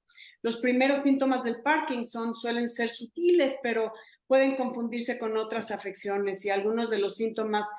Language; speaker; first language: Spanish; native; Spanish